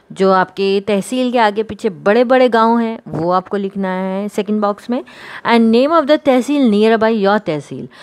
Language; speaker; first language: Hindi; non-native, local second language; Gujarati